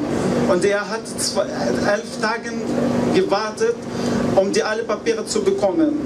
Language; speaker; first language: German; non-native, learner; Arabic